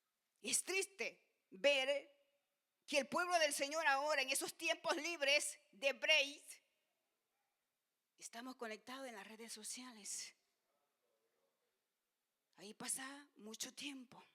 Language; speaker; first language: Spanish; native; Spanish